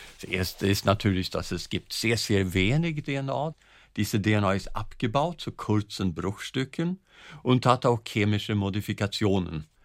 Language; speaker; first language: German; non-native, fluent; Swedish